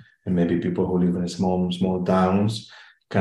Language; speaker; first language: English; non-native, fluent; Spanish